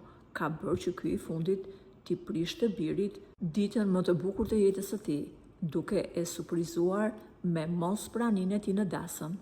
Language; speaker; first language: Albanian; native; Albanian